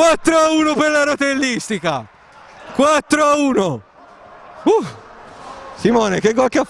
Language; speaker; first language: Italian; native; Italian